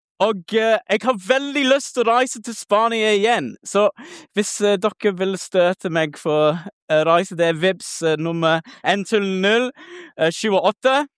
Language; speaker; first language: Norwegian; non-native, learner; English